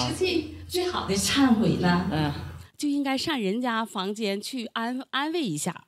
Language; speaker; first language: Chinese; native; Chinese